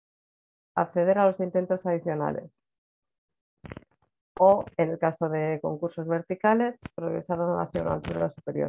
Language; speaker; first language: Spanish; native; Spanish